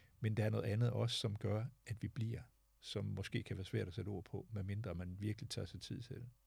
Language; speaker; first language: Danish; native; Danish